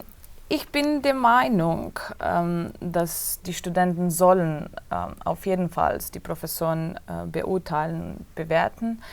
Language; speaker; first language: German; non-native, fluent; Slovenian